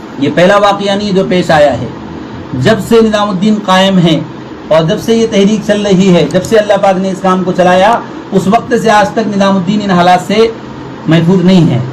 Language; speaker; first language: Urdu; native; Urdu